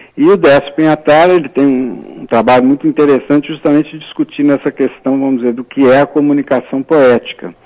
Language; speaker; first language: Portuguese; native; Portuguese